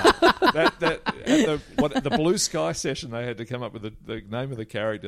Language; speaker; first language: English; native; English